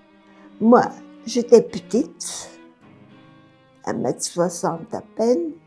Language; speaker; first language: French; non-native, fluent; Bulgarian